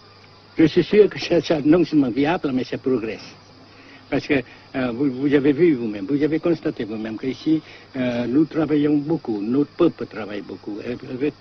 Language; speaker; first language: French; non-native, local second language; Vietnamese